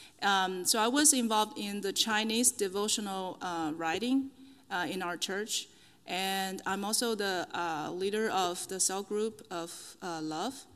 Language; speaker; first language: English; non-native, fluent; Chinese